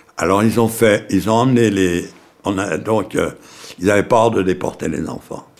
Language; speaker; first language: French; early bilingual, other home language; Yiddish